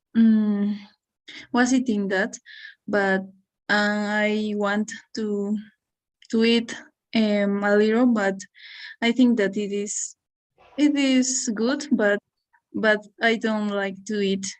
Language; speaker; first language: English; non-native, learner; Spanish